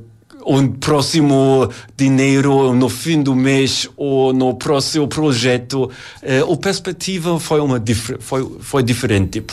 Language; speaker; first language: Portuguese; non-native, learner; German